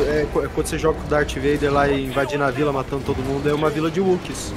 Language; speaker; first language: Portuguese; native; Portuguese